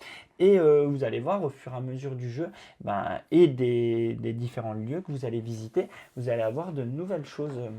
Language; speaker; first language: French; native; French